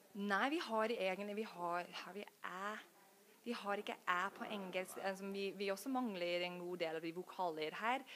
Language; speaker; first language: Norwegian; non-native, fluent; English